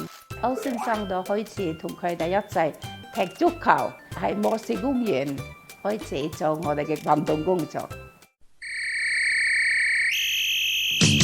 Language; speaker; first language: Cantonese; non-native, fluent; Norwegian